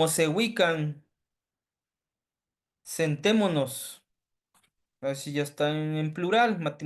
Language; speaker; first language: Spanish; native; Spanish